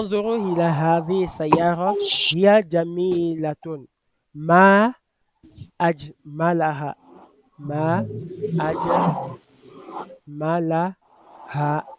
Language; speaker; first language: Arabic; non-native, fluent; French